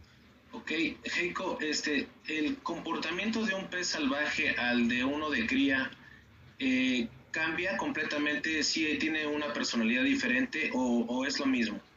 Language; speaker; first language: Spanish; native; Spanish